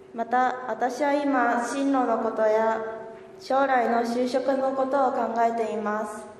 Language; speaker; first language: Japanese; early bilingual, other home language; Chinese